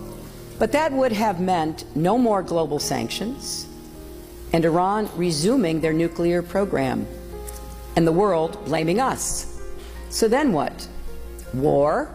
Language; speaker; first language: English; native; English